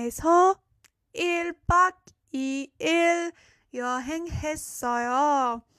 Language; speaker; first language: Korean; non-native, fluent; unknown